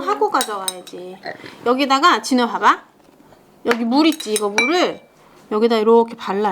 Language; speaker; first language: Korean; native; Korean